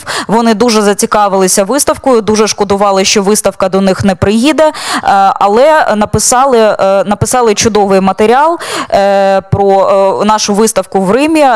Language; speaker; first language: Ukrainian; native; Ukrainian